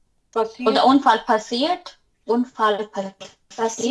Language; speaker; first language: German; non-native, learner; Urdu